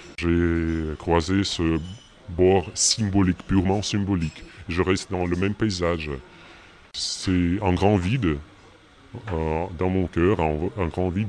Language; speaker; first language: French; non-native, fluent; Russian